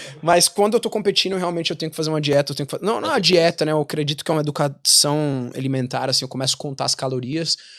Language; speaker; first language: Portuguese; native; Portuguese